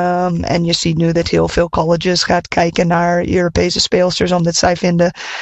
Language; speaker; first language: Dutch; non-native, fluent; English